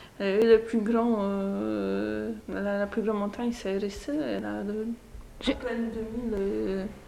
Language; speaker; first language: French; non-native, learner; Polish